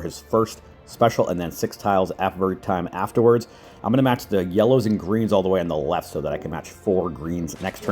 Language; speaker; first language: English; native; English